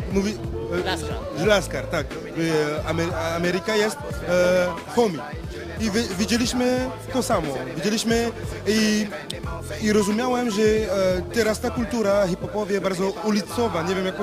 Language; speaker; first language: Polish; non-native, learner; French